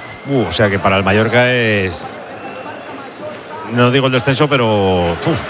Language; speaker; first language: Spanish; native; Spanish